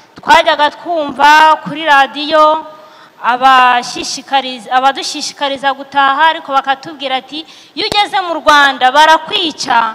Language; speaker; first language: Kinyarwanda; early bilingual, heritage; Kinyarwanda